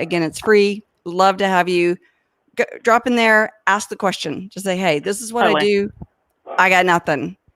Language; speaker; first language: English; native; English